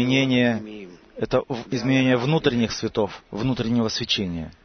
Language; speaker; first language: Russian; native; Russian